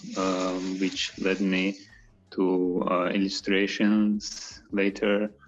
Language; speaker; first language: English; non-native, fluent; Azerbaijani